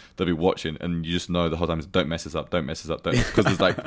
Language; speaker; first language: English; native; English